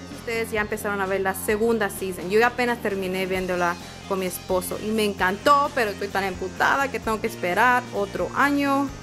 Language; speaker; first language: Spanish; early bilingual, heritage; Spanish